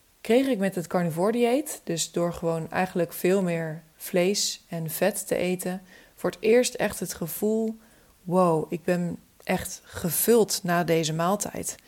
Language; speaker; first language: Dutch; native; Dutch